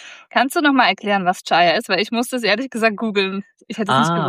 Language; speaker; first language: German; native; German